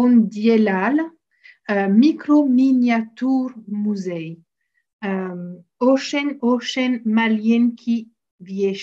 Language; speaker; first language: Russian; non-native, learner; French